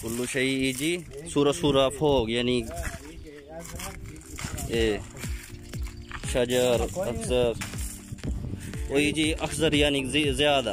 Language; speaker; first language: Arabic; non-native, learner; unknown